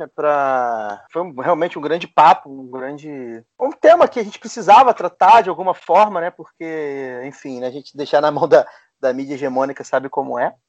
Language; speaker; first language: Portuguese; native; Portuguese